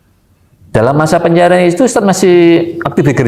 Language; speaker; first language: Malay; native; Malay